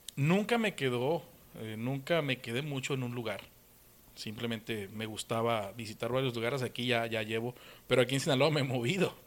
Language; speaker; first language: Spanish; native; Spanish